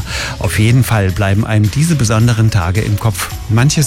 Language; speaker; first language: German; native; German